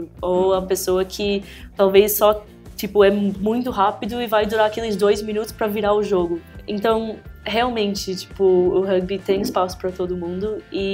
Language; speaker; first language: Portuguese; early bilingual, heritage; English